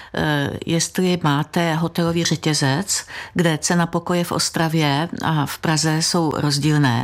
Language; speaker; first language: Czech; native; Czech